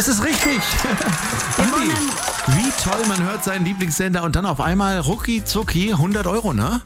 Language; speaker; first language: German; native; German